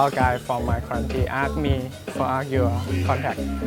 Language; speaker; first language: English; non-native, learner; Thai